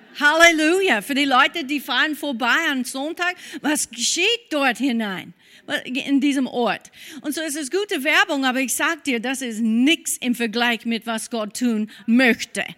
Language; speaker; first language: German; non-native, fluent; English